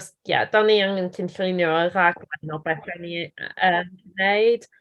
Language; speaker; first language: Welsh; non-native, learner; English